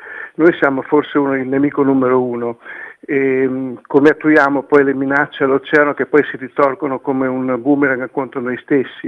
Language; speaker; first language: Italian; native; Italian